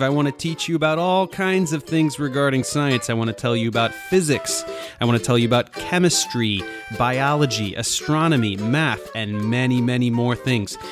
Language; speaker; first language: English; native; English